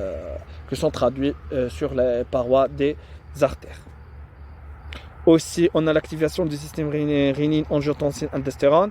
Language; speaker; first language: French; non-native, local second language; Arabic